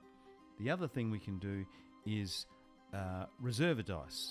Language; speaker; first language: English; native; English